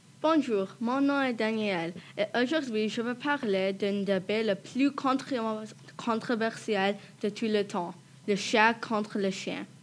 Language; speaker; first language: French; non-native, learner; English